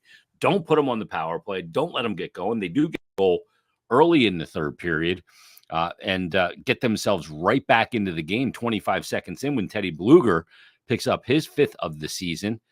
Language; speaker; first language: English; native; English